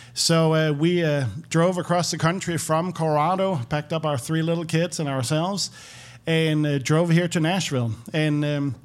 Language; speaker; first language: English; non-native, fluent; Danish